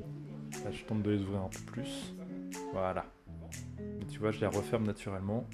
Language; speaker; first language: French; native; French